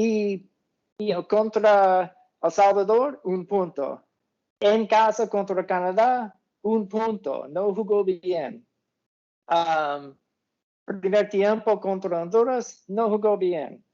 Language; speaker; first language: Spanish; non-native, fluent; English